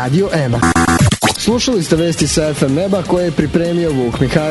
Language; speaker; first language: Serbian; native; Serbian